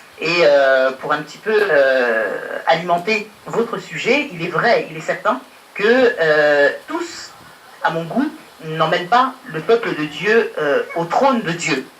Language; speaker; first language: French; early bilingual, other home language; Lingala